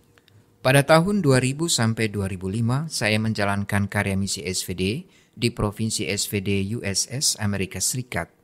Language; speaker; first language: Indonesian; non-native, local second language; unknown